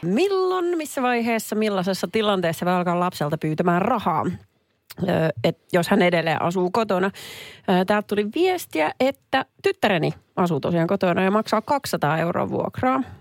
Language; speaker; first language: Finnish; native; Finnish